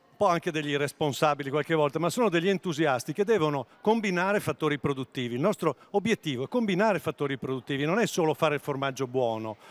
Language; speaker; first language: Italian; native; Italian